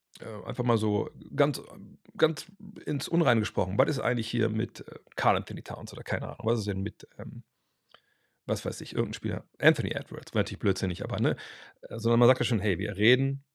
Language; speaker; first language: German; native; German